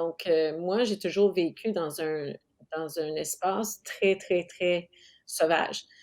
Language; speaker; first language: French; non-native, local second language; English